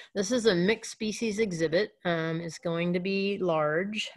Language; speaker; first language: English; native; English